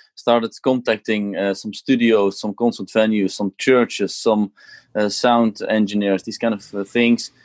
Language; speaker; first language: English; non-native, fluent; Dutch